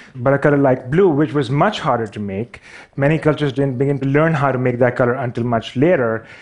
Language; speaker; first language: English; non-native, local second language; Urdu